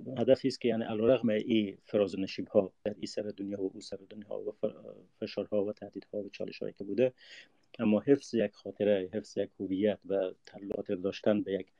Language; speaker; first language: Persian; native; Persian